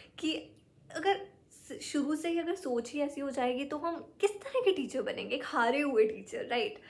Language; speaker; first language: Hindi; native; Hindi